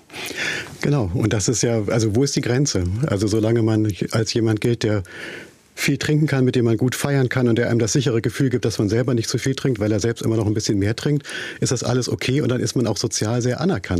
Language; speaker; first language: German; native; German